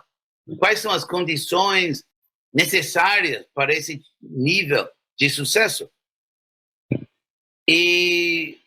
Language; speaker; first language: Portuguese; non-native, fluent; English